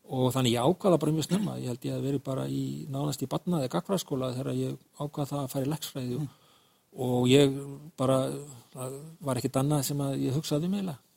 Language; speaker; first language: Icelandic; native; Icelandic